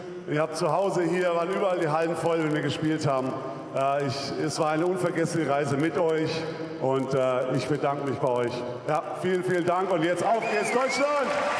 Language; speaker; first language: German; native; German